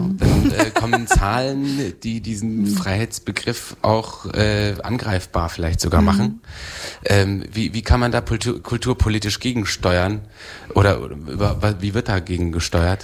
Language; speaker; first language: German; native; German